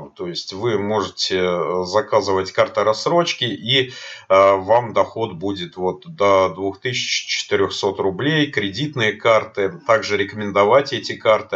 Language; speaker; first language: Russian; native; Russian